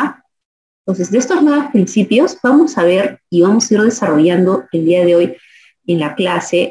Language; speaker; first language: Spanish; native; Spanish